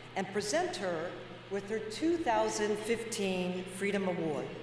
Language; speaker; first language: English; native; English